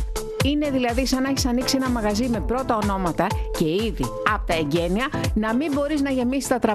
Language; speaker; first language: Greek; native; Greek